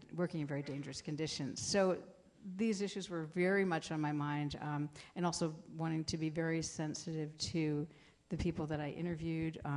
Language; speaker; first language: English; native; English